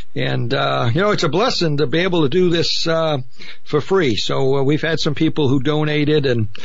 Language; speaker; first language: English; native; English